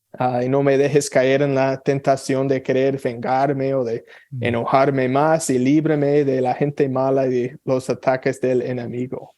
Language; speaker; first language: Spanish; non-native, fluent; English